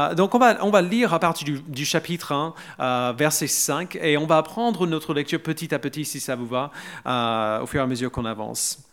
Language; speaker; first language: French; non-native, fluent; English